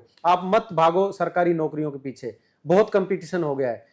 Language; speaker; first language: Hindi; native; Hindi